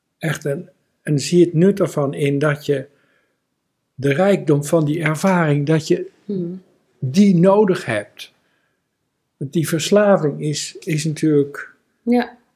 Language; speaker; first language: Dutch; native; Dutch